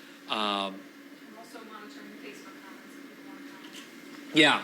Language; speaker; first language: English; native; English